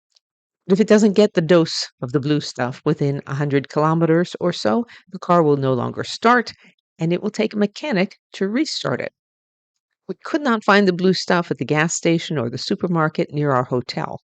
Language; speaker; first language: English; native; English